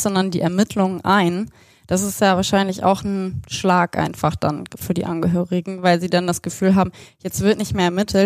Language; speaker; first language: German; native; German